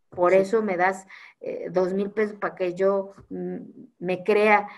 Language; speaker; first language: Spanish; non-native, local second language; Zapotec